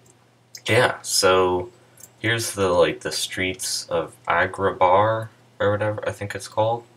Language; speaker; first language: English; native; English